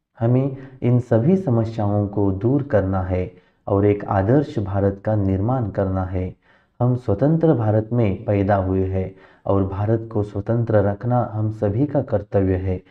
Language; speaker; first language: Hindi; non-native, local second language; Marathi